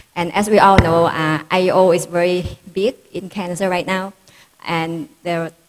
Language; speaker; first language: English; non-native, fluent; Thai